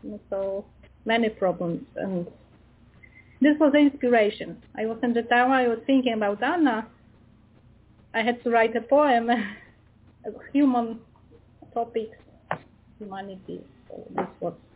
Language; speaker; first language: English; non-native, learner; Polish